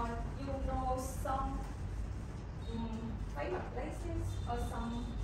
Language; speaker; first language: English; non-native, learner; Vietnamese